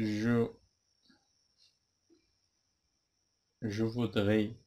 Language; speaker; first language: French; non-native, local second language; Arabic